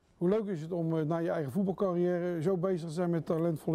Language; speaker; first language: Dutch; native; Dutch